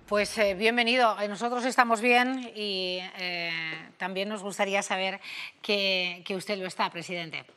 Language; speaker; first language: Spanish; native; Spanish